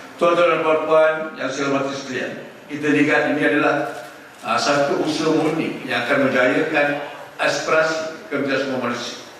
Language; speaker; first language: Malay; non-native, local second language; Tamil